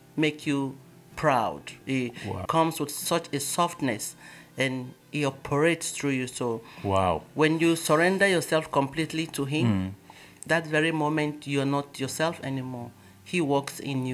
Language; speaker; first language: English; non-native, local second language; Igbo